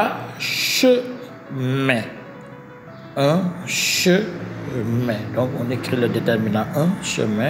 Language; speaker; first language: French; native; French